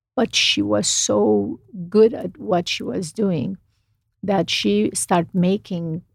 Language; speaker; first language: English; non-native, fluent; Romanian